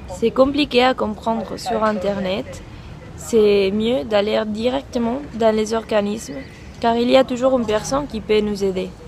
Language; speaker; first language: French; non-native, learner; Spanish